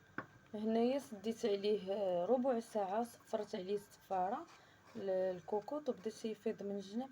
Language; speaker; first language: Arabic; native; Arabic